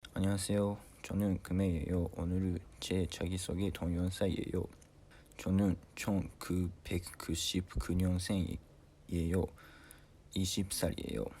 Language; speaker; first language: Korean; non-native, learner; Japanese